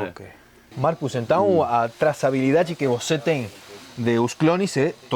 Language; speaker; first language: Portuguese; non-native, learner; Spanish